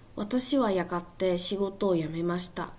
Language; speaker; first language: Japanese; non-native, learner; English